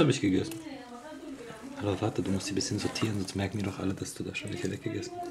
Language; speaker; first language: German; native; German